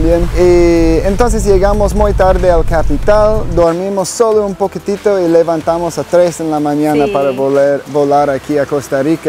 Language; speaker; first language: Spanish; non-native, learner; English